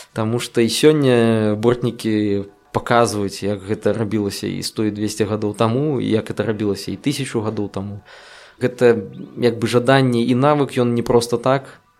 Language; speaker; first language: Belarusian; non-native, local second language; Russian